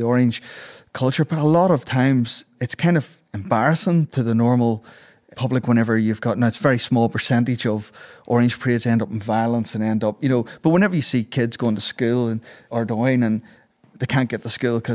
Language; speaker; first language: English; native; English